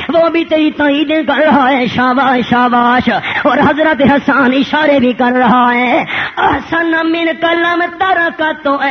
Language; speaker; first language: Urdu; non-native, local second language; Punjabi